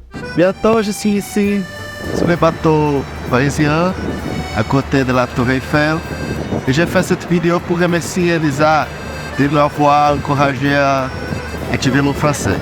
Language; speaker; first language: French; non-native, learner; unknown